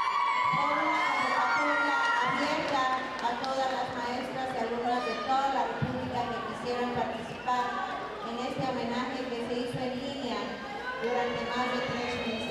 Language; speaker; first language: Spanish; native; Spanish